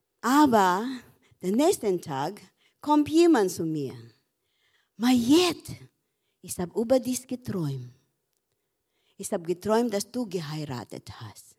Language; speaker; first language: German; non-native, learner; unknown